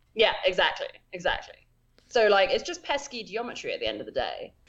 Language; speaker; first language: English; native; English